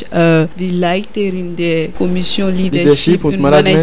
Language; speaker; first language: German; non-native, learner; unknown